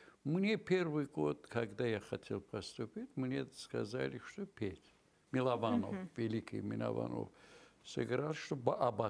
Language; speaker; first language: Russian; non-native, local second language; Azerbaijani